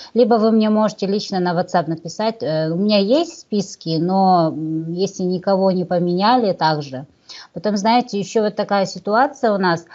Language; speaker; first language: Russian; non-native, local second language; Kazakh